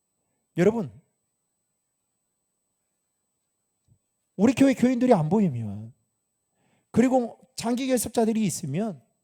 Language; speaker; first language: Korean; native; Korean